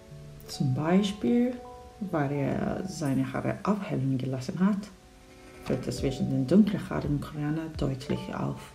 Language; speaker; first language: German; non-native, fluent; Korean